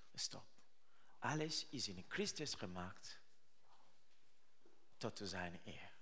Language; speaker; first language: Dutch; non-native, learner; Rundi